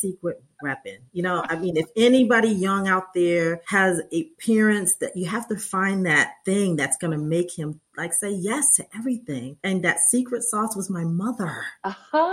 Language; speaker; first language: English; native; English